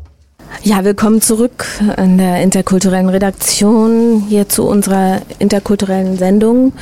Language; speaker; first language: German; native; German